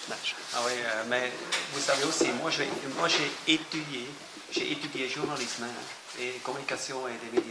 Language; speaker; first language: French; non-native, fluent; German